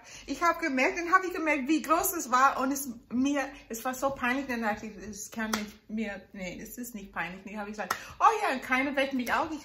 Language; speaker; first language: German; non-native, fluent; English